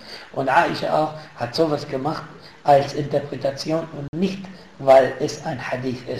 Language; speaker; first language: German; non-native, fluent; Arabic